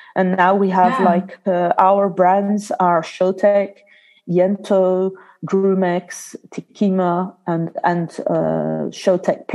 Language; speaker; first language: English; non-native, fluent; Dutch